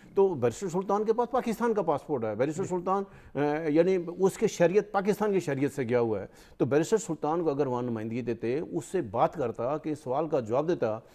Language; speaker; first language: Urdu; non-native, local second language; Pahari-Potwari